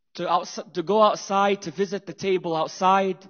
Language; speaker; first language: English; native; English